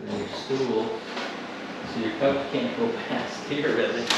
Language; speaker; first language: English; native; English